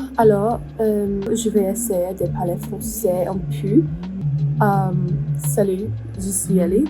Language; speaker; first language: French; non-native, learner; English